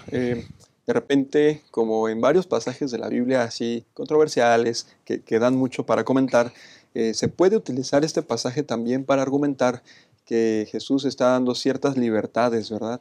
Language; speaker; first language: Spanish; native; Spanish